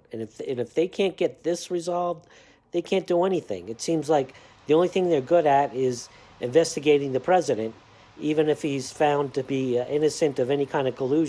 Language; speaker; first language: English; native; English